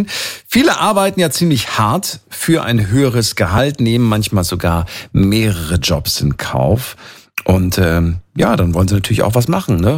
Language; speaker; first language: German; native; German